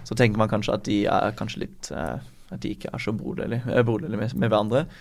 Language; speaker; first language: Norwegian; non-native, fluent; German